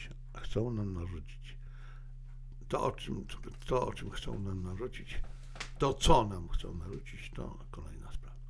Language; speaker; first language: Polish; native; Polish